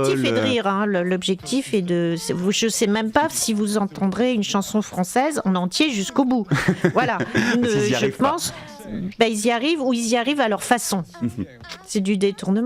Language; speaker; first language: French; native; French